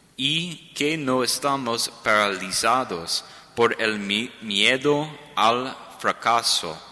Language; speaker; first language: Spanish; non-native, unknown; English